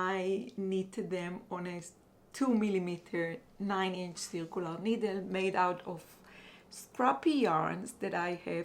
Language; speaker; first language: English; non-native, fluent; Hebrew